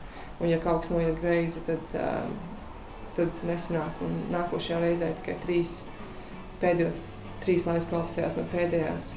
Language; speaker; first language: Latvian; native; Latvian